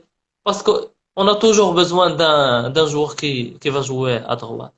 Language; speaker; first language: French; non-native, local second language; Arabic